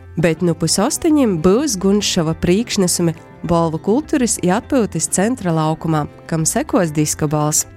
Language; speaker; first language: Latvian; native; Latvian